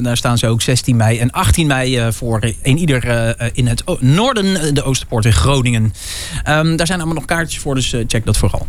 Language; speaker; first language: Dutch; native; Dutch